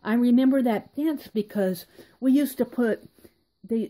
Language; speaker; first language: English; native; English